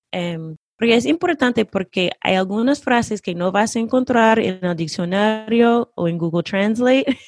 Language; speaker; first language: Spanish; non-native, fluent; English